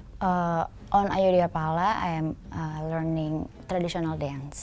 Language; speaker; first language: English; non-native, learner; Indonesian